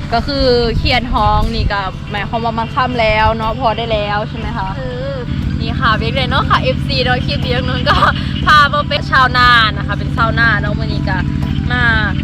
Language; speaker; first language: Thai; non-native, local second language; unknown